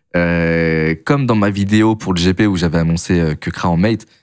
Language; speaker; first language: French; native; French